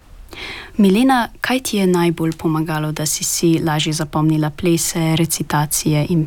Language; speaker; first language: Slovenian; native; Slovenian